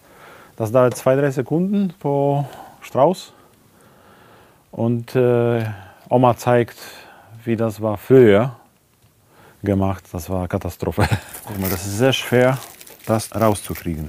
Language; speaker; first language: German; non-native, learner; Polish